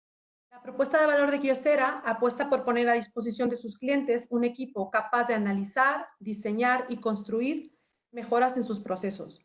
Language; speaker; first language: Spanish; native; Spanish